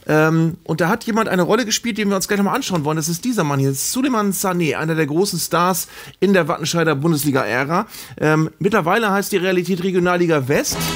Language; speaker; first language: German; native; German